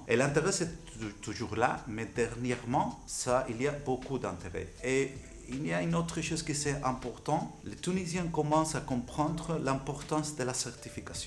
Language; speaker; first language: French; non-native, fluent; Spanish